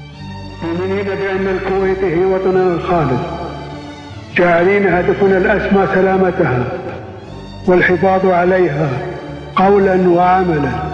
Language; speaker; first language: Arabic; native; Arabic